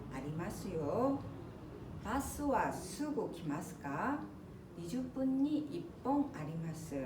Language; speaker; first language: Japanese; non-native, fluent; Korean